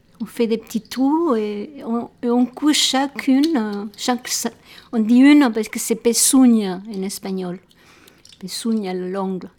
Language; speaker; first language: French; non-native, fluent; Spanish